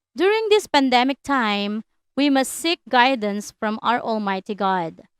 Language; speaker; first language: English; non-native, local second language; Filipino